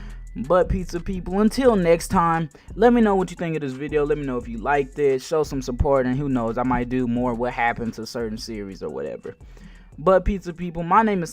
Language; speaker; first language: English; native; English